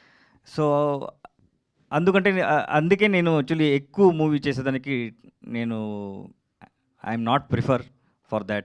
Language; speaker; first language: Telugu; non-native, learner; Kannada